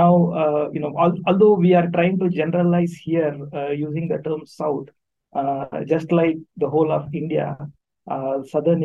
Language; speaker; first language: English; non-native, local second language; Tamil